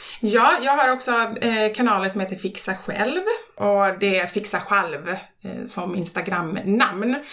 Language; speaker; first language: Swedish; native; Swedish